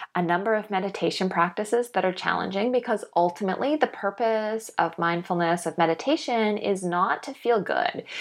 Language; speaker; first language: English; native; English